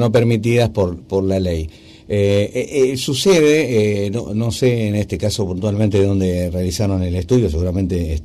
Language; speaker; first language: Spanish; native; Spanish